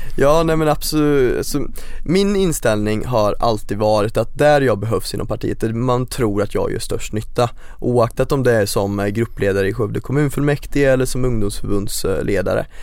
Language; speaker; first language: Swedish; native; Swedish